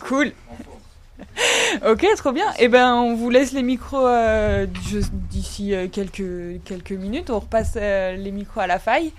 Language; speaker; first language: French; native; French